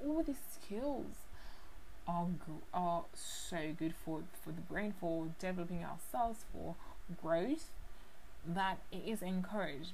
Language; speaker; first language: English; non-native, fluent; Haitian Creole